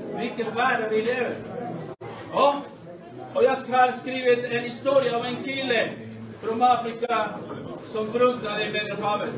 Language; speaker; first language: Swedish; non-native, fluent; Spanish